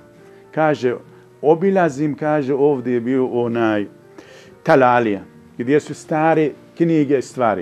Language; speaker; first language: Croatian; non-native, fluent; Persian